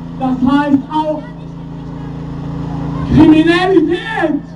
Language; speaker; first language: German; non-native, learner; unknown